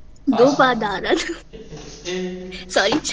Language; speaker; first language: Persian; non-native, learner; Urdu